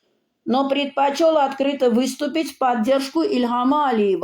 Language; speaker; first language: Russian; non-native, local second language; Armenian